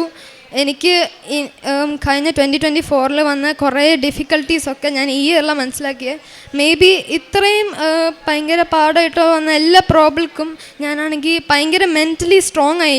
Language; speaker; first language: Malayalam; early bilingual, heritage; Malayalam